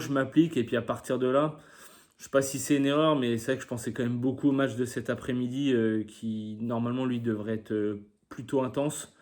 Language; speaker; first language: French; native; French